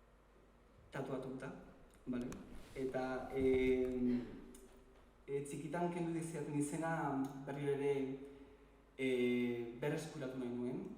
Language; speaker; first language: Basque; early bilingual, other home language; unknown